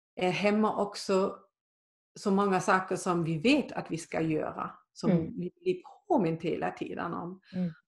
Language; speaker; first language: Swedish; non-native, fluent; German